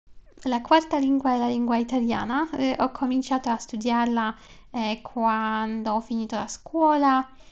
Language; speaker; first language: Italian; non-native, learner; Polish